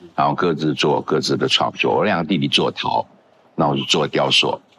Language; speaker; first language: Chinese; non-native, local second language; Hakka Chinese